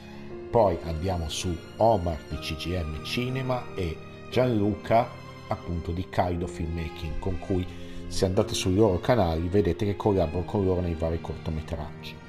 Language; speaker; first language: Italian; native; Italian